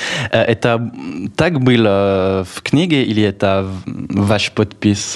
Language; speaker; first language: Russian; non-native, fluent; French